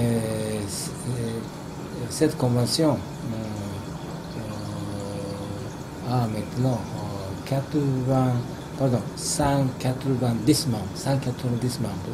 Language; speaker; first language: French; non-native, fluent; Japanese